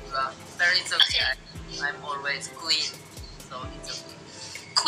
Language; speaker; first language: English; non-native, learner; Japanese